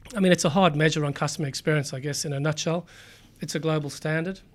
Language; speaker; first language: English; native; English